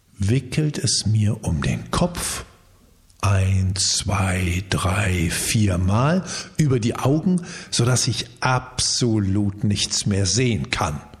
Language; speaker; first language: German; native; German